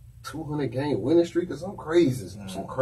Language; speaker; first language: English; native; English